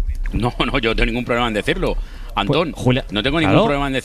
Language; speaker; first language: Spanish; native; Spanish